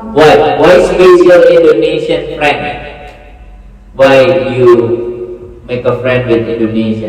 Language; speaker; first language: English; non-native, learner; Indonesian